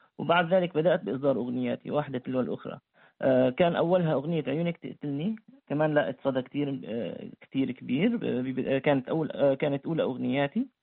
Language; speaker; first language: Arabic; native; Arabic